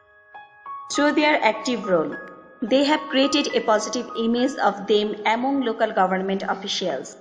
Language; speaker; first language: English; non-native, local second language; Bangla